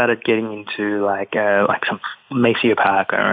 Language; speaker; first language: English; native; English